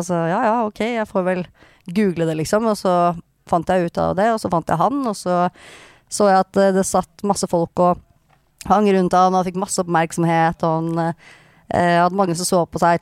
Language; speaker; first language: Norwegian; native; Norwegian